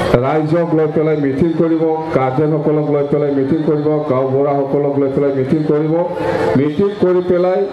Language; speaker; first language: Assamese; non-native, local second language; Bodo